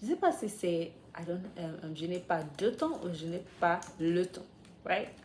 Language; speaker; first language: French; non-native, learner; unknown